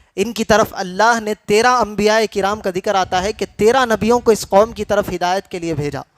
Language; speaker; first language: Urdu; native; Urdu